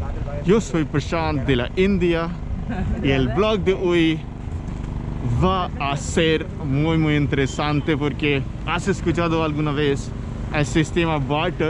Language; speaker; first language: Spanish; non-native, fluent; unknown